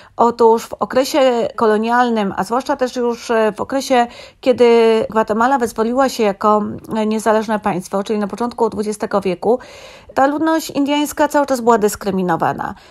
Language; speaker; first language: Polish; native; Polish